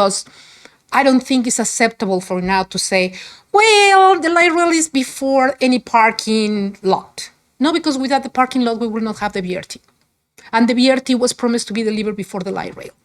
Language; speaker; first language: English; non-native, fluent; Spanish